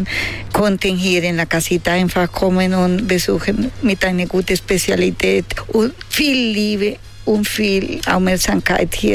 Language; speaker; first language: German; non-native, learner; Spanish